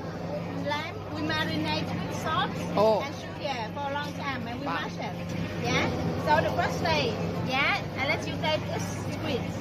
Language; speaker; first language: English; non-native, learner; Vietnamese